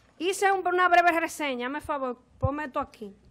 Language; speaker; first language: Spanish; native; Spanish